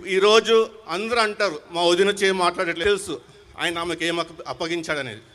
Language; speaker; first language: Telugu; non-native, local second language; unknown